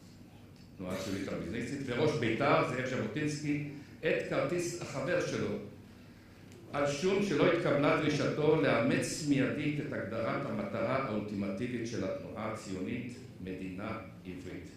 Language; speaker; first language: Hebrew; native; Hebrew